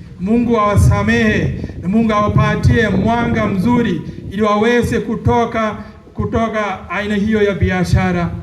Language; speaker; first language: Swahili; non-native, fluent; Malayalam